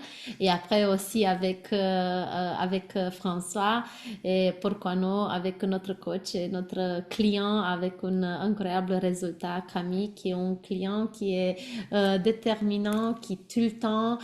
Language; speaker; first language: French; non-native, learner; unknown